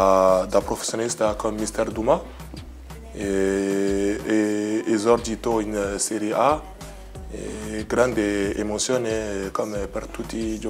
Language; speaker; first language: Italian; non-native, learner; French